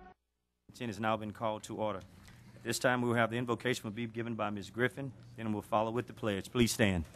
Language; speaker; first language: English; native; English